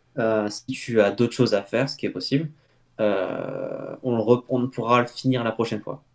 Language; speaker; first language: French; native; French